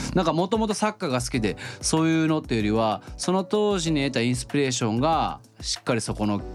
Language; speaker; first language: Japanese; native; Japanese